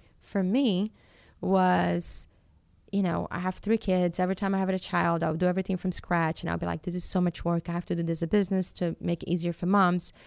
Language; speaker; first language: English; non-native, fluent; Portuguese